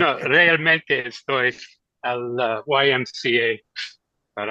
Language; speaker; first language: Spanish; non-native, learner; English